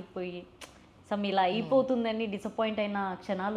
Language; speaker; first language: Telugu; native; Telugu